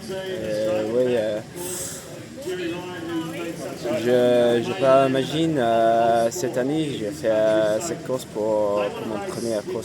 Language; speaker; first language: French; non-native, learner; English